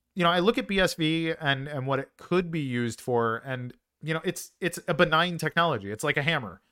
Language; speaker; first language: English; native; English